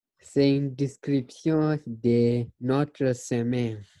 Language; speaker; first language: French; non-native, learner; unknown